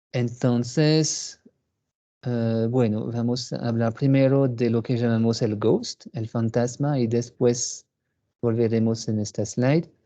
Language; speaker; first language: Spanish; non-native, fluent; French